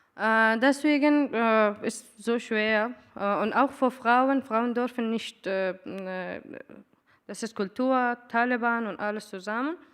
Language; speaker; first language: German; non-native, learner; Persian